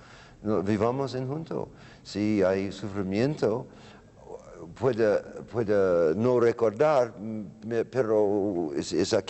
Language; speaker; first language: Spanish; non-native, learner; English